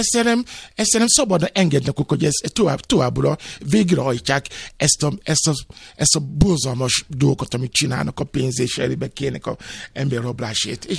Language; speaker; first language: Hungarian; non-native, learner; Yoruba